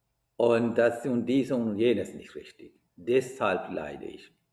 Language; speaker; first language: German; non-native, fluent; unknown